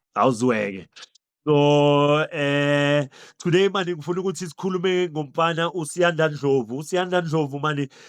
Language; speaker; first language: Zulu; native; Zulu